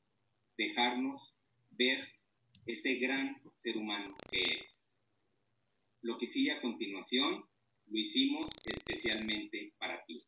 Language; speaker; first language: Spanish; native; Spanish